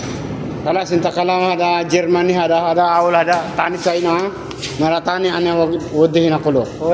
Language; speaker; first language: Arabic; non-native, learner; Filipino